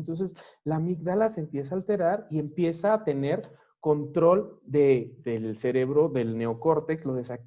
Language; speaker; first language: Spanish; native; Spanish